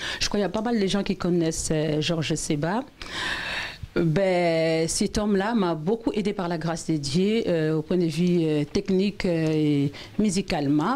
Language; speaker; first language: French; non-native, local second language; Lingala